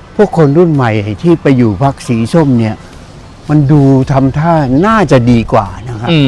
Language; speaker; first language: Thai; native; Thai